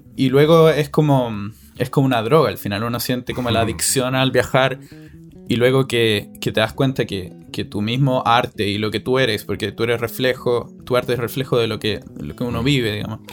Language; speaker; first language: Spanish; native; Spanish